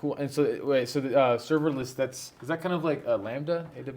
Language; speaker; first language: English; native; English